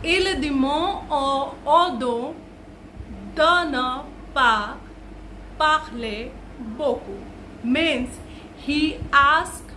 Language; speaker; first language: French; non-native, fluent; Hindi